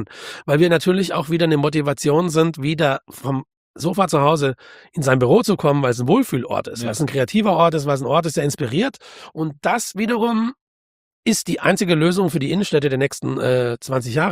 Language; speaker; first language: German; native; German